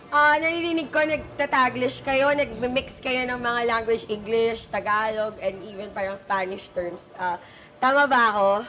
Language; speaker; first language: Filipino; native; Filipino